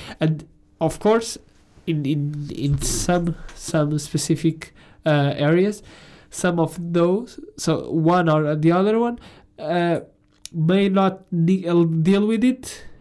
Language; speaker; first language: English; non-native, fluent; Portuguese